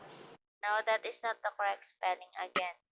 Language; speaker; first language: English; non-native, fluent; Filipino